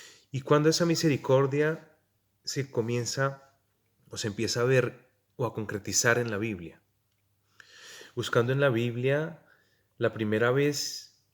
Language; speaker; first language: Spanish; native; Spanish